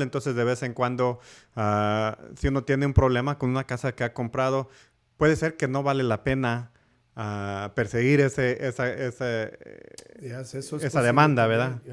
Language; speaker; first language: Spanish; early bilingual, heritage; English